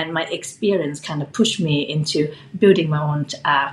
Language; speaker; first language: English; non-native, fluent; Thai